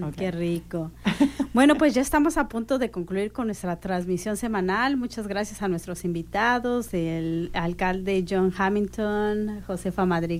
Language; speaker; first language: Spanish; native; Spanish